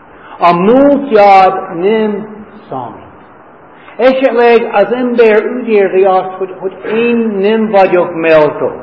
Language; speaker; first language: Hungarian; non-native, fluent; English